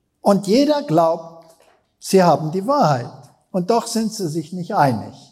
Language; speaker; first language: German; non-native, fluent; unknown